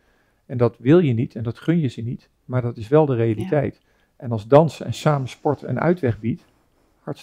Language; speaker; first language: Dutch; native; Dutch